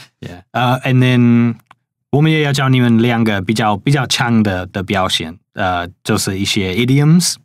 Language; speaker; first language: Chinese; non-native, fluent; English